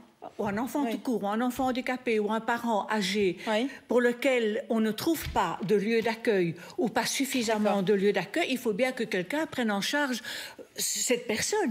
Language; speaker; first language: French; native; French